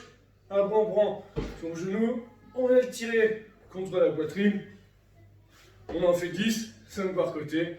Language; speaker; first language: French; native; French